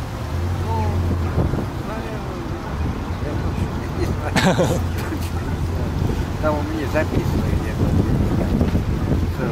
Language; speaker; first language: Russian; native; Russian